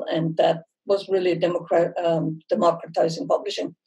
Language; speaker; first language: English; non-native, fluent; German